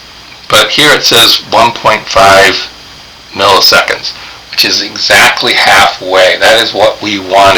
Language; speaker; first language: English; native; English